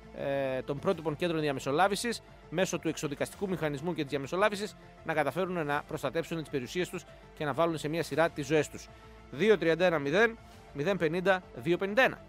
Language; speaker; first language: Greek; native; Greek